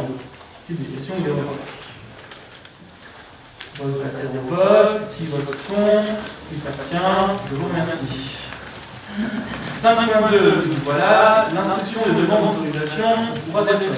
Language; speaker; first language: French; native; French